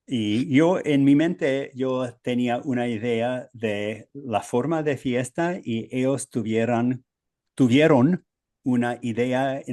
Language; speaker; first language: Spanish; non-native, fluent; English